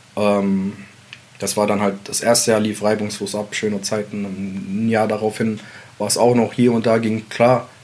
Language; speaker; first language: German; early bilingual, other home language; Central Kurdish